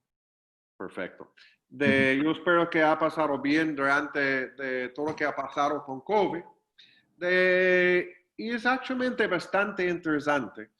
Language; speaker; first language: Spanish; non-native, fluent; English